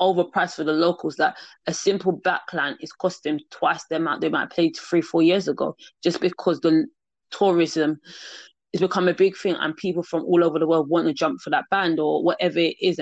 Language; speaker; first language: English; native; English